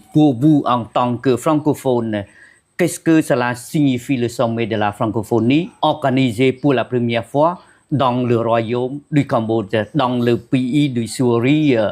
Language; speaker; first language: French; non-native, fluent; Khmer